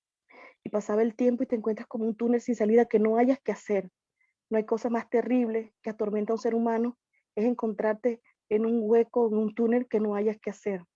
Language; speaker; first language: Spanish; native; Spanish